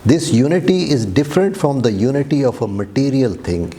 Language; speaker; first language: English; non-native, local second language; Urdu